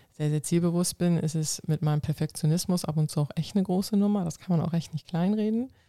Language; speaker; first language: German; non-native, local second language; Low German